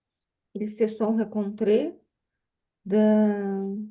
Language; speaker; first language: French; non-native, learner; Portuguese